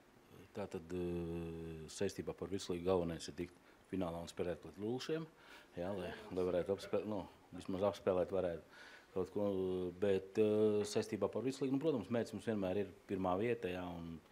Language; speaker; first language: Latvian; native; Latvian